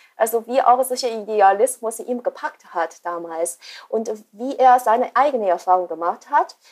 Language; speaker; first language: German; non-native, fluent; Chinese